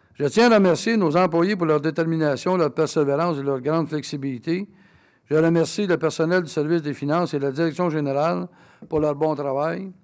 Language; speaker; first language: French; native; French